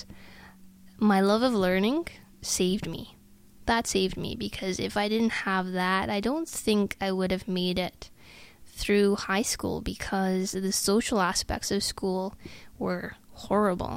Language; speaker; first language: English; native; English